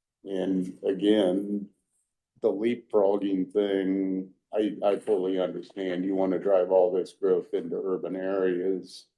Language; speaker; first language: English; native; English